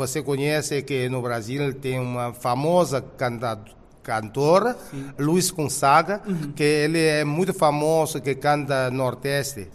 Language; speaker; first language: Portuguese; non-native, fluent; Chinese